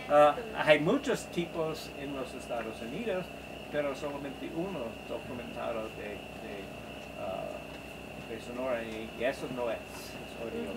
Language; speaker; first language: Spanish; non-native, learner; English